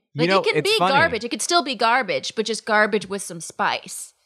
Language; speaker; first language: English; native; English